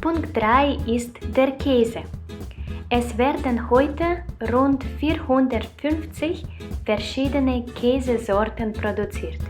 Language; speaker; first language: German; non-native, fluent; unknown